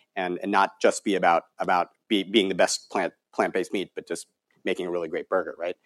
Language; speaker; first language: English; native; English